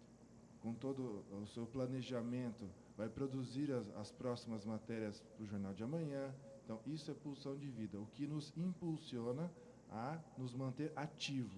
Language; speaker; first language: Portuguese; native; Portuguese